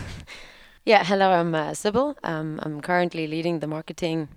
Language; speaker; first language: English; non-native, fluent; German